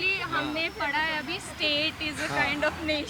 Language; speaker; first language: Hindi; native; Hindi